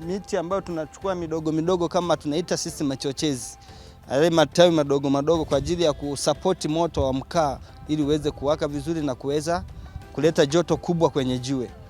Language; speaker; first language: Swahili; native; Swahili